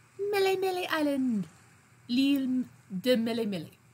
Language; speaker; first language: French; non-native, fluent; English